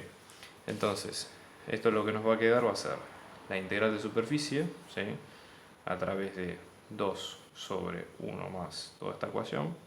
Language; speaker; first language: Spanish; native; Spanish